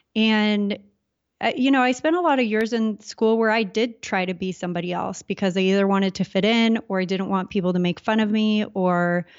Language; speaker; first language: English; native; English